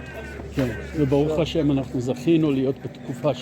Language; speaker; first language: Hebrew; non-native, fluent; English